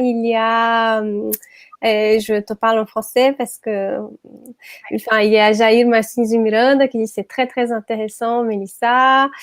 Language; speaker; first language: French; non-native, fluent; Portuguese